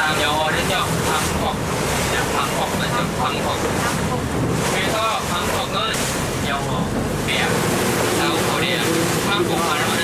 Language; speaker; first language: Korean; non-native, learner; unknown